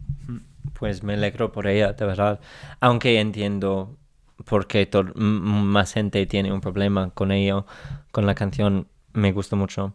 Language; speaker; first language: Spanish; non-native, fluent; English